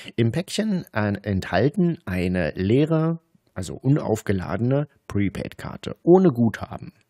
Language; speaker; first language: German; native; German